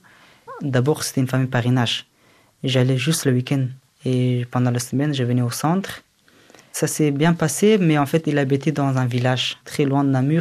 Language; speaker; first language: French; early bilingual, other home language; Persian